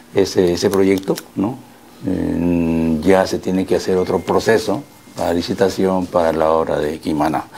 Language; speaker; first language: Spanish; native; Spanish